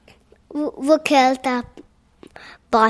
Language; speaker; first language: Hindi; early bilingual, heritage; Hindi